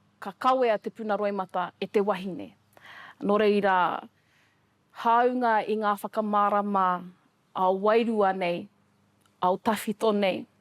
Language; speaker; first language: Māori; native; Māori